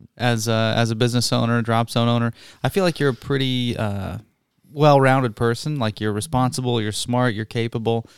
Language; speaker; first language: English; native; English